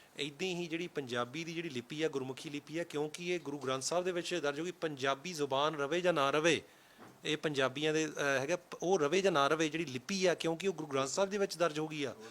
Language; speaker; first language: Punjabi; early bilingual, heritage; Punjabi